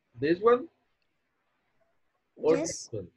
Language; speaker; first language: English; non-native, fluent; Spanish